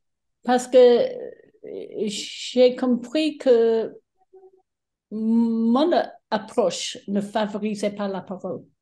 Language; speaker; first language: French; non-native, fluent; English